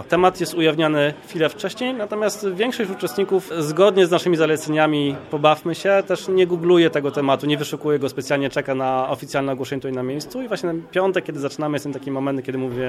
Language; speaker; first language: Polish; native; Polish